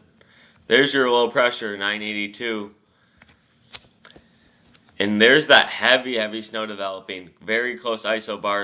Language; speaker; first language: English; native; English